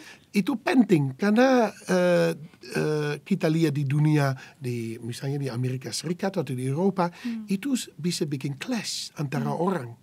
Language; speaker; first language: Indonesian; non-native, fluent; Dutch